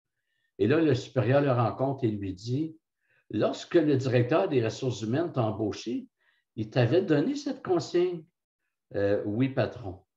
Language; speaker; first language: French; native; French